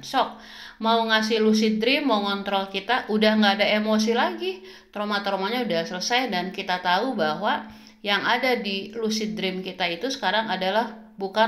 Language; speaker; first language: Indonesian; native; Indonesian